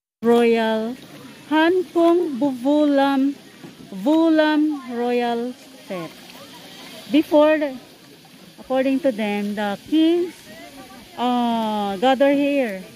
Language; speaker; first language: English; non-native, local second language; Filipino